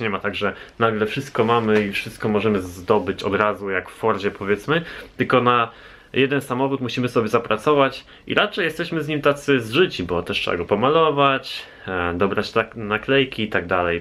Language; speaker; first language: Polish; native; Polish